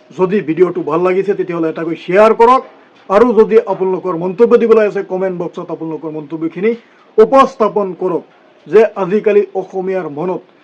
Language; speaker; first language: Assamese; non-native, local second language; Bangla